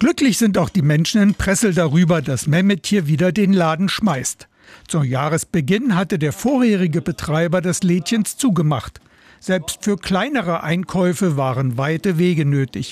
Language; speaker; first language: German; native; German